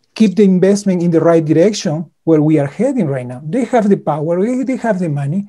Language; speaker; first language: English; non-native, fluent; Spanish